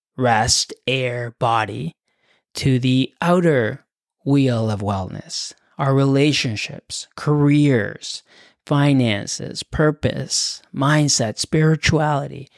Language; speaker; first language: English; early bilingual, other home language; Spanish